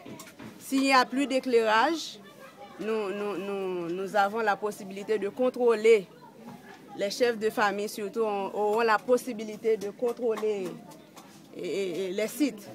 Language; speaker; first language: French; non-native, local second language; Haitian Creole